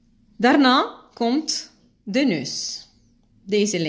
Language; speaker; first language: Dutch; non-native, fluent; Spanish